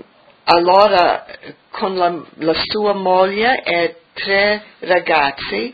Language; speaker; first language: Italian; early bilingual, heritage; English